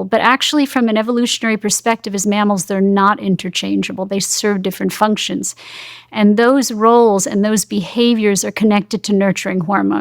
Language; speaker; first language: English; native; English